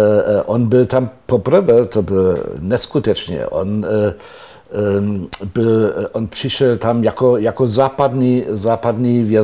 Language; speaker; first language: Czech; non-native, fluent; German